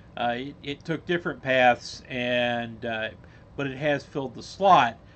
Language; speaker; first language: English; native; English